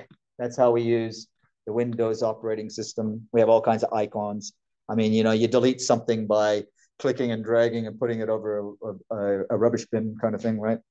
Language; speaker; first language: English; native; English